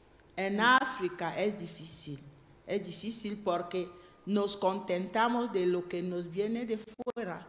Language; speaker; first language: Spanish; non-native, fluent; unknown